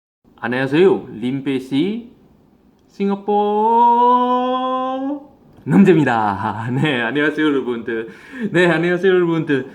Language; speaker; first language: Korean; non-native, fluent; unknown